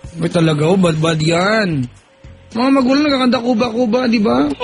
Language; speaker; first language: Filipino; native; Filipino